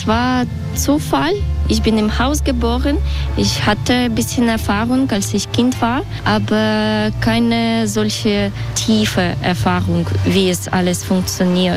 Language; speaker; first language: German; non-native, learner; Russian